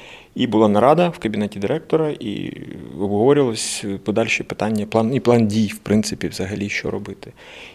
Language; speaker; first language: Ukrainian; native; Ukrainian